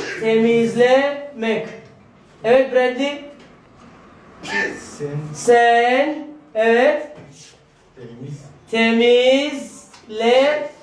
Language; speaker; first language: Turkish; non-native, fluent; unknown